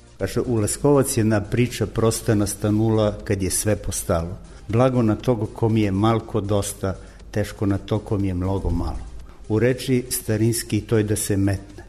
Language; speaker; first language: Serbian; native; Serbian